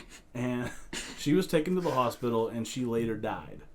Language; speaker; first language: English; native; English